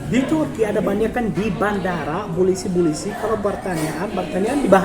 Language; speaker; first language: Indonesian; non-native, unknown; Arabic